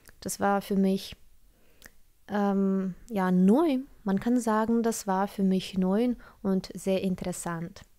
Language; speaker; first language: German; non-native, fluent; Russian